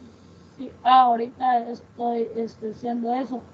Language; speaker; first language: Spanish; native; Spanish